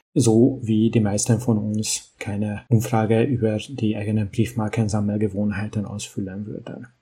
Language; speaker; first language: German; early bilingual, other home language; Hungarian